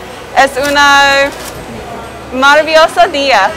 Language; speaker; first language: Spanish; non-native, learner; English